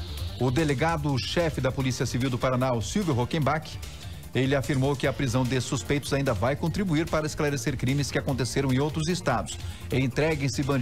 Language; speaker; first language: Portuguese; native; Portuguese